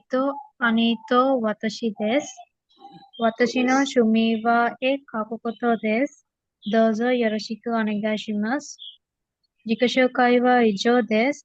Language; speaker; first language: Japanese; non-native, learner; Sinhala